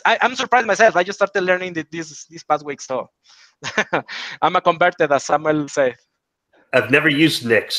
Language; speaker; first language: English; non-native, fluent; Spanish